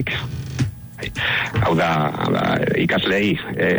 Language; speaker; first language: Basque; non-native, local second language; Spanish